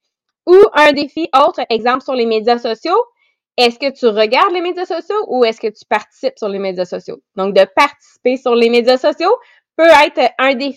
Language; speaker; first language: French; native; French